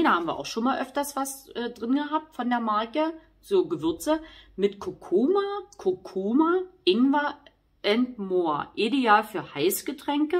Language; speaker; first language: German; native; German